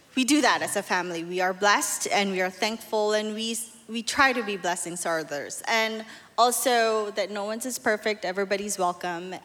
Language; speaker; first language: English; non-native, local second language; Filipino